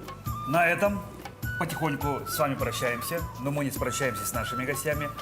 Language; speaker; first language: Russian; native; Russian